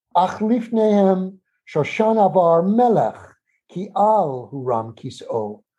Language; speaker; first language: Hebrew; non-native, fluent; English